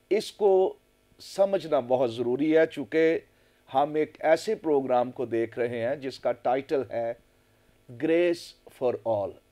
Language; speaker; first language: Urdu; non-native, local second language; Punjabi